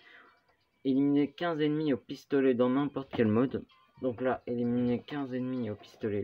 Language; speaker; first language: French; native; French